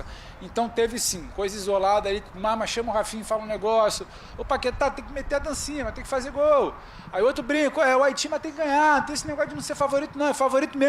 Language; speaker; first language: Portuguese; native; Portuguese